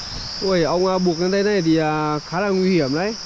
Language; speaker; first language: Vietnamese; native; Vietnamese